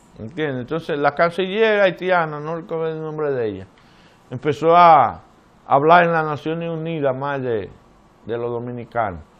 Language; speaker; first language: Spanish; native; Spanish